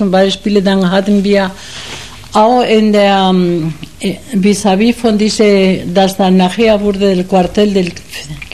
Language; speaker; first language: German; non-native, fluent; Spanish